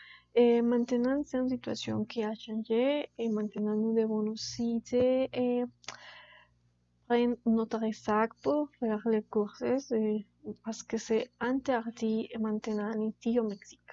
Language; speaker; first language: French; non-native, learner; Spanish